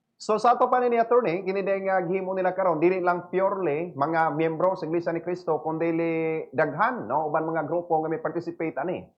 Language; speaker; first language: Cebuano; native; Cebuano